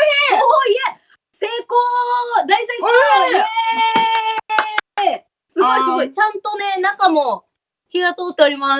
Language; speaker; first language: Japanese; native; Japanese